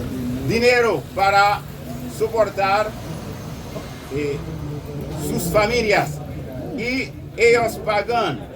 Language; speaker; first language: Spanish; non-native, local second language; Haitian Creole